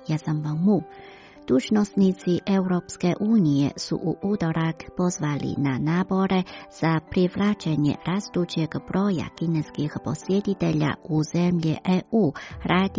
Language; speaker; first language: Croatian; non-native, fluent; Chinese